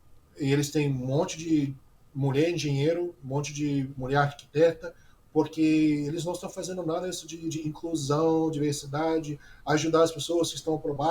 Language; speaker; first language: Portuguese; non-native, fluent; English